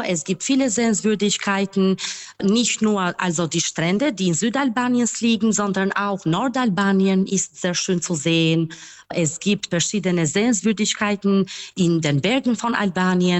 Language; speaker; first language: German; non-native, fluent; Albanian